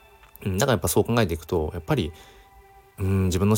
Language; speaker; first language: Japanese; native; Japanese